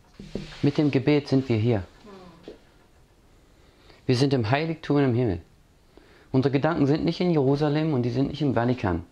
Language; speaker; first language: German; non-native, fluent; English